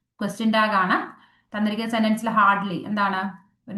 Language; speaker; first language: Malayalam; native; Malayalam